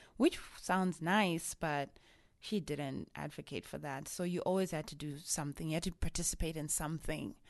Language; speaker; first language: English; non-native, local second language; Shona